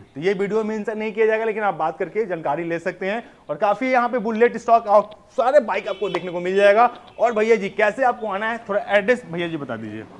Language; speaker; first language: Hindi; native; Hindi